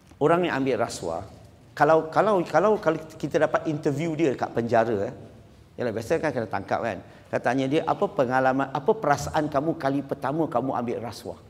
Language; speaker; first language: Malay; non-native, local second language; Chinese